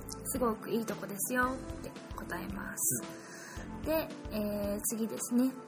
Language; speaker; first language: Japanese; native; Japanese